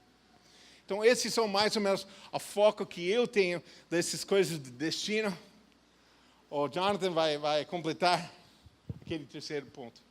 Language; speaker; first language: Portuguese; non-native, fluent; English